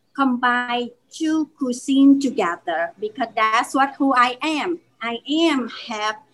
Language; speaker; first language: English; non-native, learner; Vietnamese